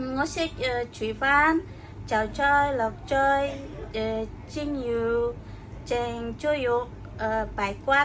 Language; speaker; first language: Cantonese; non-native, learner; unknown